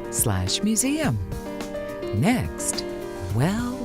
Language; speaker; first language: English; native; English